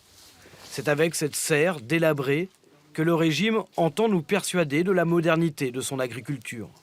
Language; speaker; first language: French; native; French